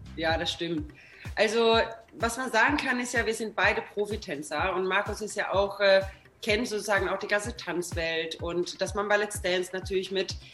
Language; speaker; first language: German; non-native, fluent; Swedish